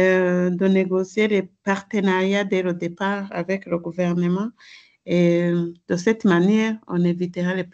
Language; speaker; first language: French; non-native, local second language; Rundi